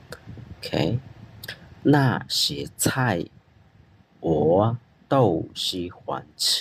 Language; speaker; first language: Chinese; non-native, fluent; Khmer